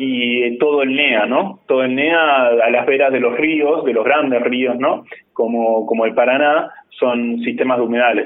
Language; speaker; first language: Spanish; native; Spanish